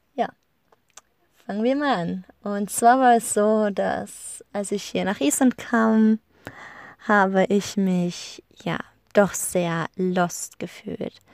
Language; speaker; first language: German; native; German